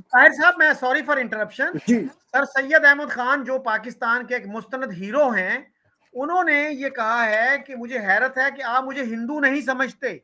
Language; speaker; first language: Urdu; non-native, local second language; Punjabi